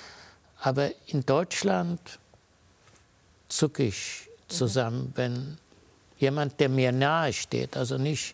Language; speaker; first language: German; early bilingual, heritage; German